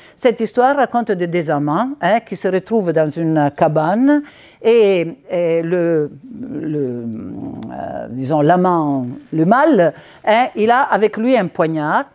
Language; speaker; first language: French; non-native, fluent; Italian